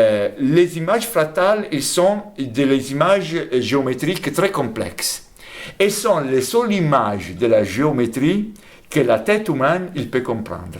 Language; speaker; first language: French; non-native, fluent; Italian